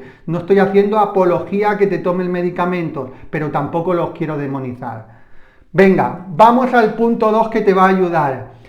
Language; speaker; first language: Spanish; native; Spanish